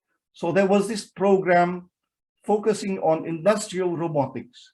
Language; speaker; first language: English; non-native, fluent; Vietnamese